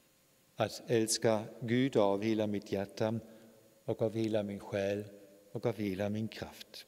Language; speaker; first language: Swedish; non-native, fluent; German